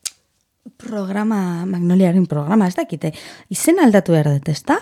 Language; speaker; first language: Basque; non-native, learner; Spanish